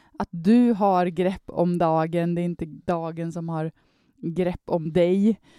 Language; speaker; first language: Swedish; native; Swedish